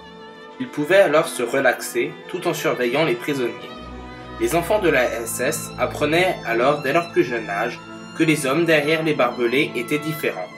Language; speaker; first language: French; native; French